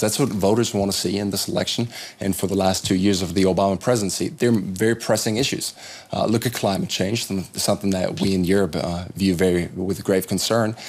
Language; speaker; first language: English; non-native, fluent; German